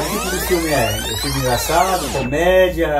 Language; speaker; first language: Portuguese; native; Portuguese